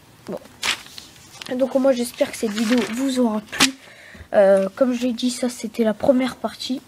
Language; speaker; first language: French; native; French